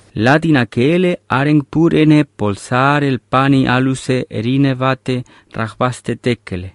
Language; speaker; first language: Estonian; non-native, learner; Catalan